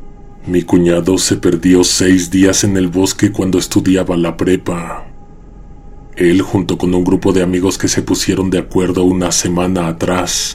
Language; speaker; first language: Spanish; native; Spanish